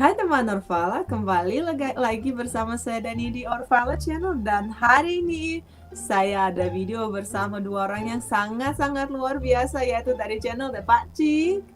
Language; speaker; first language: Malay; non-native, fluent; Russian